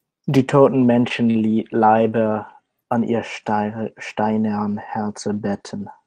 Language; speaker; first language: German; non-native, learner; English